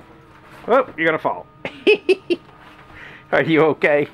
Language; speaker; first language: English; native; English